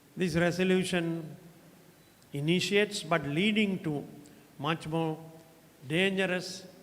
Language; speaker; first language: English; non-native, local second language; Sinhala